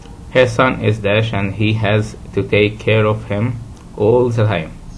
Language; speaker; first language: English; non-native, fluent; Arabic